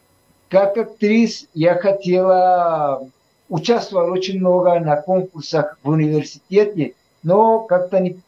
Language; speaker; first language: Russian; non-native, fluent; Spanish